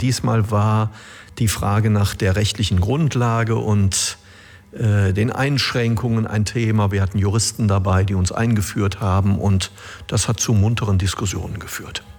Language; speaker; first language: German; native; German